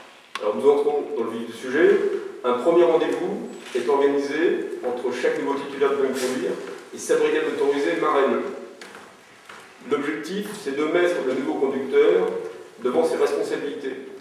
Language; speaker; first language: French; native; French